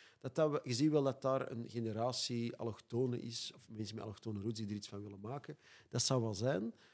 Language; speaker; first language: Dutch; native; Dutch